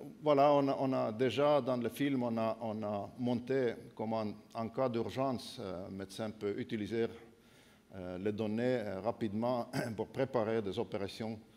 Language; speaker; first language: French; non-native, fluent; Estonian